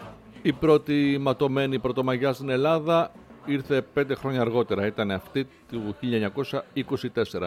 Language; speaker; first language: Greek; native; Greek